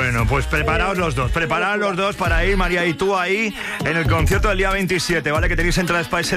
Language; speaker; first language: Spanish; native; Spanish